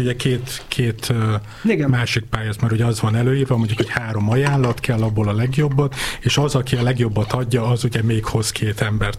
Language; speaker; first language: Hungarian; native; Hungarian